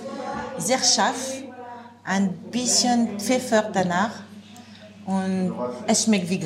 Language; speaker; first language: German; non-native, learner; French